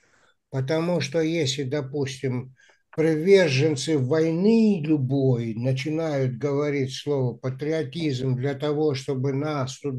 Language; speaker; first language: Russian; native; Russian